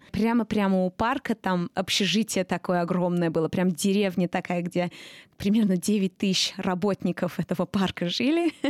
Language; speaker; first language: Russian; early bilingual, heritage; Russian